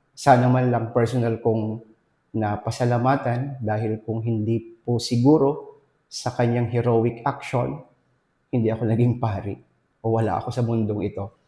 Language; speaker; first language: Filipino; non-native, local second language; Bikol